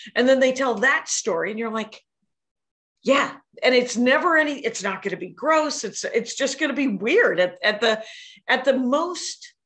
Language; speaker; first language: English; native; English